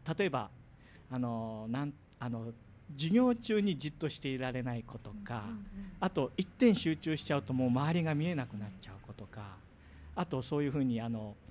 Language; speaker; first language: Japanese; native; Japanese